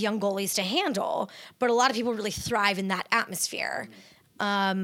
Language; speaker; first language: English; native; English